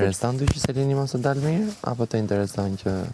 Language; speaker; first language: Albanian; native; Albanian